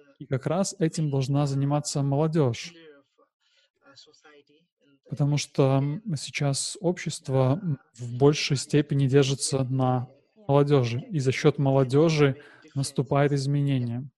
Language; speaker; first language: Russian; non-native, learner; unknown